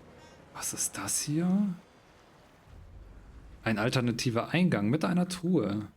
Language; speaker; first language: German; native; German